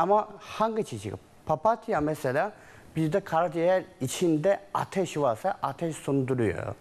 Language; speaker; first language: Turkish; non-native, learner; Chinese